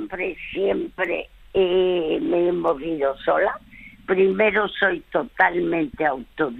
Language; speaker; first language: Spanish; early bilingual, other home language; French